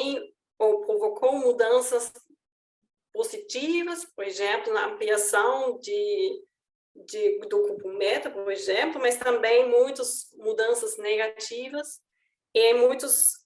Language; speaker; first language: Portuguese; non-native, fluent; German